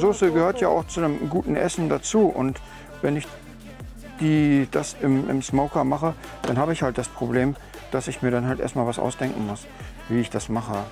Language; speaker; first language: German; native; German